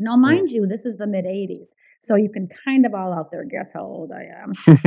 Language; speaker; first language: English; early bilingual, other home language; Ukrainian